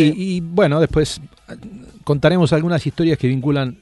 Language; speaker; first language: Spanish; native; Spanish